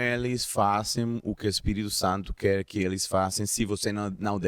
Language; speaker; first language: Portuguese; non-native, learner; Spanish